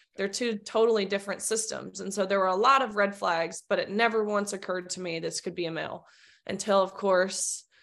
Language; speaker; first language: English; native; English